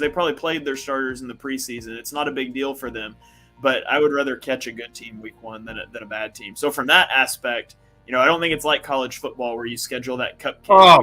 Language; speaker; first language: English; native; English